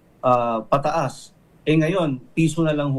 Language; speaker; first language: Filipino; native; Filipino